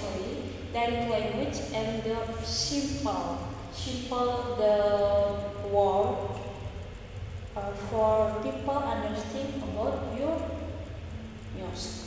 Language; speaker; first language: English; non-native, learner; Indonesian